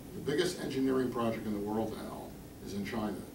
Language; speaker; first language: English; native; English